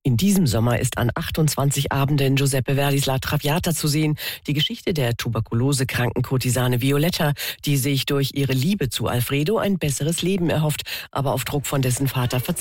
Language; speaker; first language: German; native; German